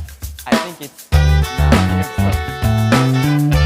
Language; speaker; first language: English; non-native, learner; French